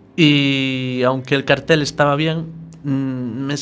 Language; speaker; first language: Spanish; native; Spanish